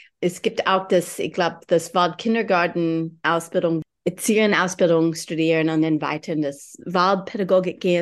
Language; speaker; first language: German; non-native, learner; English